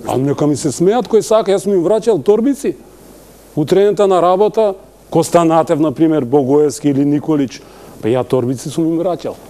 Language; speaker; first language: Macedonian; non-native, local second language; Albanian